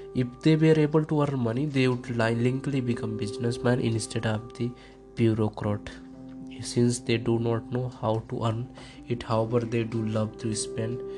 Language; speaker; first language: English; non-native, local second language; Hindi